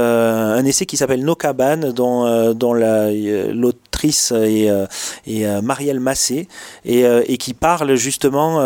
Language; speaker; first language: French; native; French